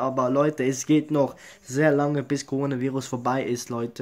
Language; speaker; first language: German; early bilingual, other home language; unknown